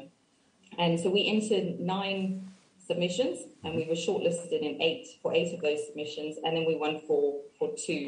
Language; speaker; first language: English; native; English